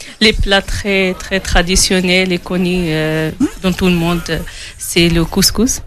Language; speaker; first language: French; non-native, local second language; Arabic